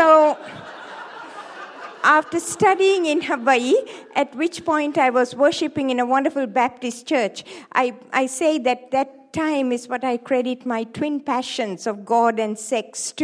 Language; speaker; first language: English; non-native, local second language; Tamil